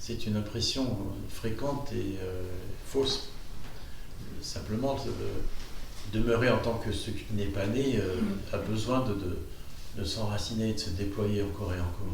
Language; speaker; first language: French; native; French